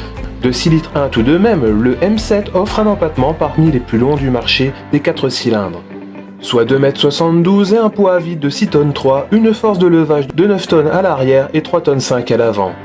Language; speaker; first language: French; native; French